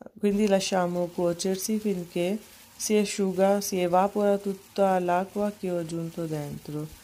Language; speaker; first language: Italian; non-native, fluent; Urdu